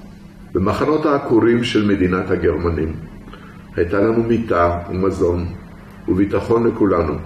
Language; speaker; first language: Hebrew; early bilingual, other home language; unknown